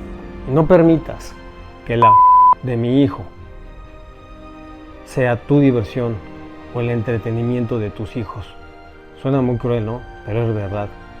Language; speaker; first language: Spanish; native; Spanish